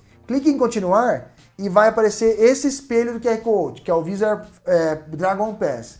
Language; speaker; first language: Portuguese; native; Portuguese